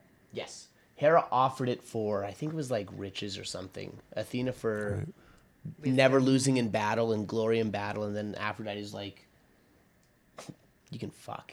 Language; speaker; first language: English; native; English